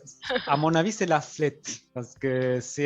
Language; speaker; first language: French; non-native, fluent; Spanish